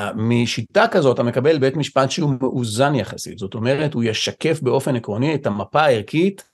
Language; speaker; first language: Hebrew; native; Hebrew